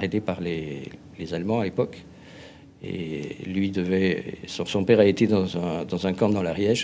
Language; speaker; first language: French; non-native, fluent; Spanish